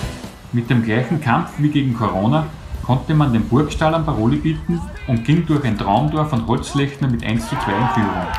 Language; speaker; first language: German; native; German